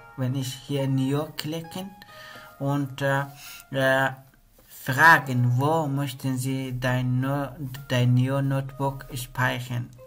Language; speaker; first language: German; non-native, learner; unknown